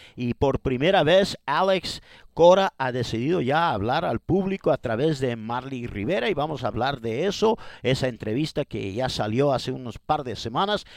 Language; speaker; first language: Spanish; early bilingual, heritage; Spanish